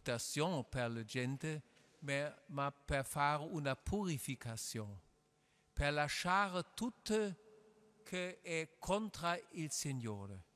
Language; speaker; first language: Italian; non-native, learner; German